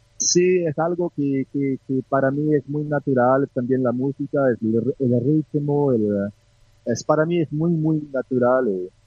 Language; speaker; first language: Spanish; non-native, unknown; Portuguese